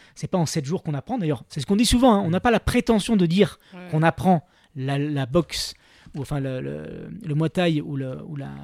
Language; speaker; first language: French; native; French